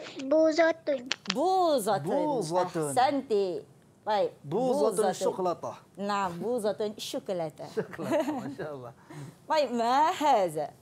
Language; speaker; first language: Arabic; non-native, fluent; Malay